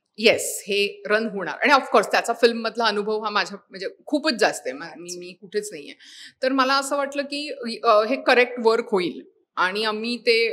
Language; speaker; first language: Marathi; native; Marathi